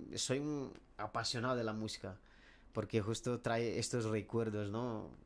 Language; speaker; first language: Spanish; non-native, fluent; Portuguese